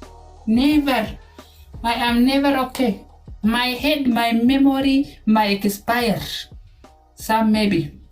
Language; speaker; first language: English; non-native, learner; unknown